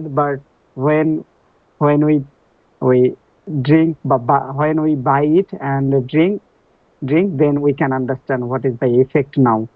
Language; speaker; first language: English; non-native, learner; Bangla